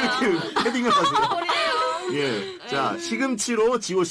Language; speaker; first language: Korean; native; Korean